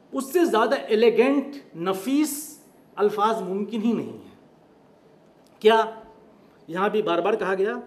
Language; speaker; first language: Urdu; native; Urdu